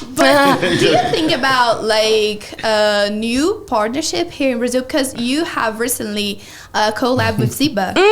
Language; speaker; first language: English; non-native, fluent; Portuguese